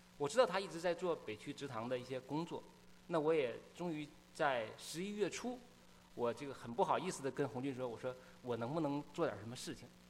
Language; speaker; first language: Chinese; native; Chinese